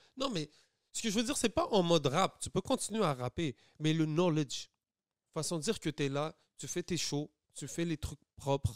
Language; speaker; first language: French; native; French